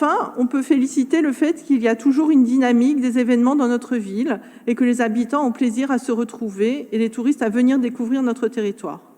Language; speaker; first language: French; native; French